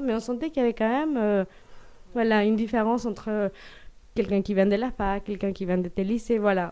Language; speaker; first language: French; non-native, fluent; Spanish